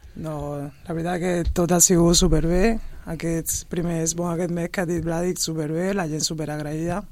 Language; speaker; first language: Catalan; non-native, fluent; Spanish